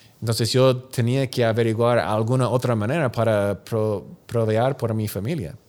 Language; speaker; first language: Spanish; non-native, learner; English